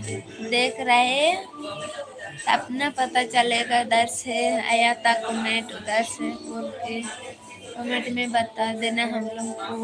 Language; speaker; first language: Hindi; non-native, local second language; Santali